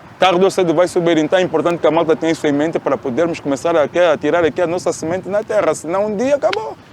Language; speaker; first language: Portuguese; native; Portuguese